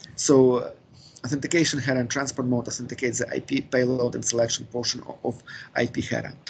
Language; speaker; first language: English; non-native, fluent; Ukrainian